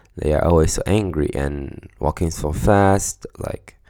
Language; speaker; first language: English; non-native, fluent; Chinese